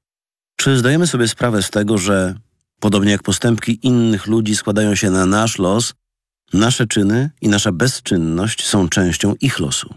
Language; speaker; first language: Polish; native; Polish